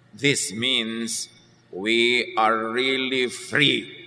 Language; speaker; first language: English; non-native, local second language; Filipino